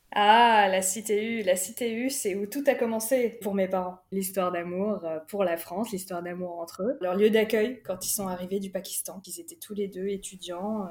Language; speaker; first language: French; early bilingual, other home language; Urdu